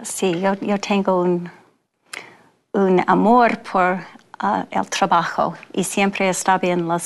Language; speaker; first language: Spanish; non-native, fluent; English